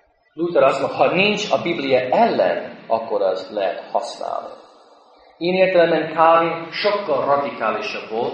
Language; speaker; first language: Hungarian; non-native, fluent; English